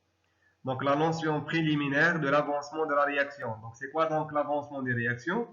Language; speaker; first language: French; non-native, local second language; Arabic